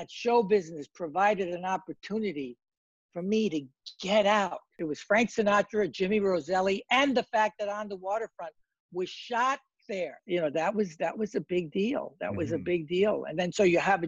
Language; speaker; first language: English; native; English